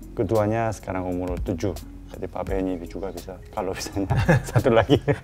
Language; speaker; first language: Indonesian; non-native, learner; Korean